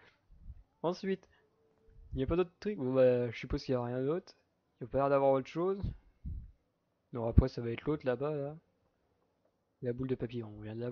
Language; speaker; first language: French; native; French